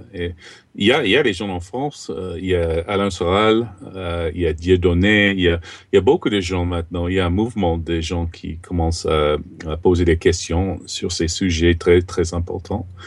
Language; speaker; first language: French; non-native, fluent; English